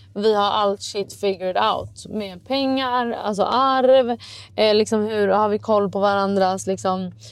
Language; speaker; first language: Swedish; native; Swedish